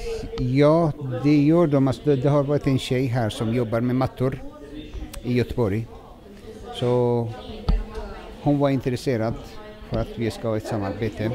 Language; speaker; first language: Swedish; non-native, fluent; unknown